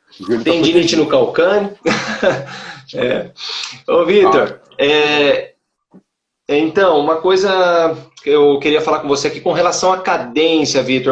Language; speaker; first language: Portuguese; native; Portuguese